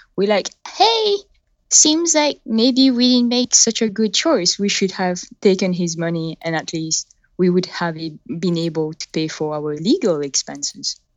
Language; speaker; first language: English; non-native, fluent; French